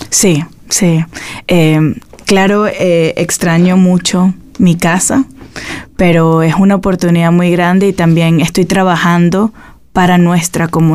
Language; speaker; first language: Portuguese; non-native, learner; Spanish